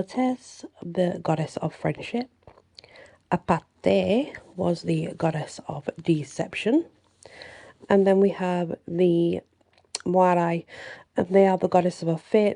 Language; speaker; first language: English; native; English